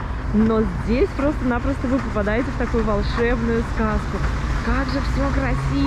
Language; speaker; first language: Russian; native; Russian